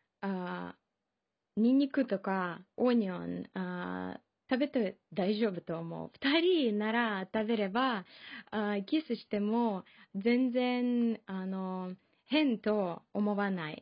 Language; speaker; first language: Japanese; non-native, fluent; Russian